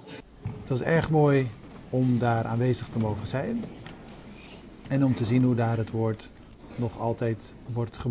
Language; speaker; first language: Dutch; native; Dutch